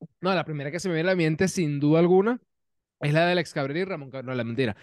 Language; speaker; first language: Spanish; native; Spanish